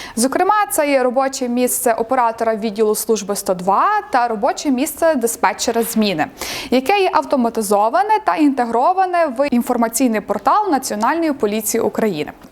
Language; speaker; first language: Ukrainian; native; Ukrainian